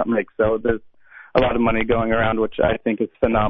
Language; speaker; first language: English; native; English